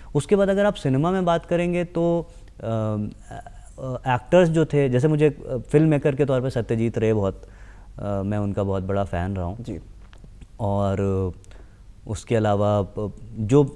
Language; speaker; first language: Hindi; native; Hindi